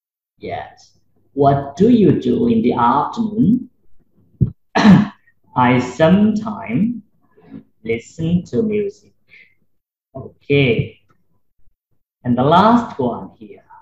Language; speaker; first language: English; non-native, fluent; Vietnamese